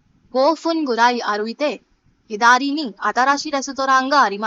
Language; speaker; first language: Japanese; non-native, fluent; Hindi